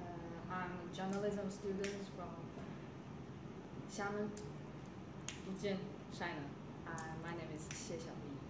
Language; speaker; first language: English; non-native, learner; Chinese